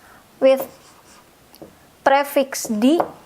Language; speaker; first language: English; non-native, fluent; Indonesian